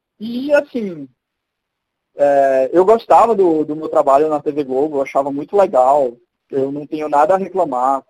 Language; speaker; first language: Portuguese; native; Portuguese